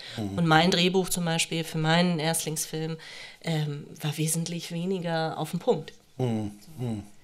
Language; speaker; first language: German; early bilingual, other home language; Romanian